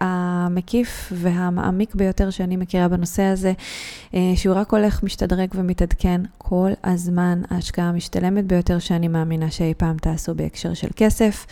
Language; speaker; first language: Hebrew; native; Hebrew